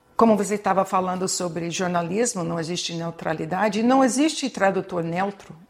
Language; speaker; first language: Portuguese; non-native, fluent; English